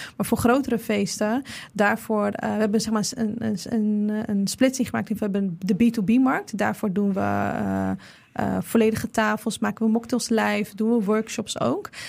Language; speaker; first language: Dutch; early bilingual, other home language; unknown